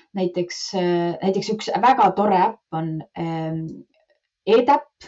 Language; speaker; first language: Estonian; non-native, local second language; Russian